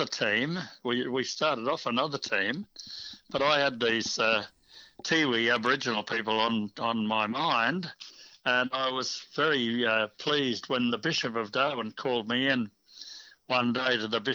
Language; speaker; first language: English; native; English